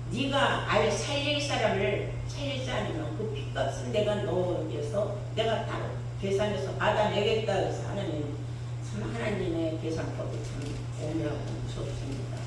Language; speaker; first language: Korean; native; Korean